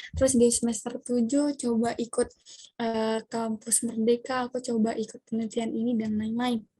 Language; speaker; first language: Indonesian; non-native, local second language; Madurese